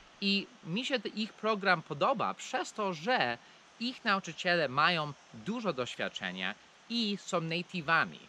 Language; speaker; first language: Polish; non-native, fluent; English